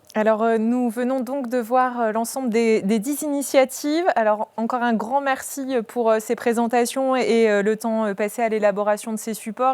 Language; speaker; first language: French; native; French